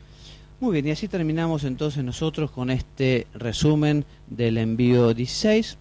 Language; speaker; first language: Spanish; native; Spanish